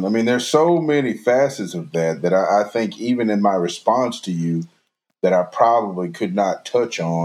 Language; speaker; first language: English; native; English